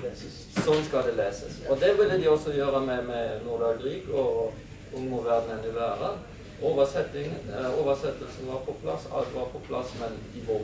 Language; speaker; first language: Norwegian; non-native, fluent; German